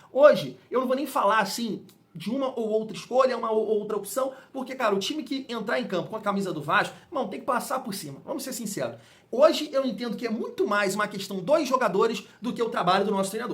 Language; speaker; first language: Portuguese; native; Portuguese